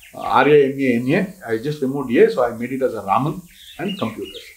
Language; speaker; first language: English; non-native, local second language; Kannada